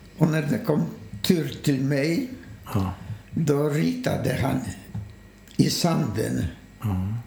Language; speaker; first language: Swedish; non-native, fluent; Polish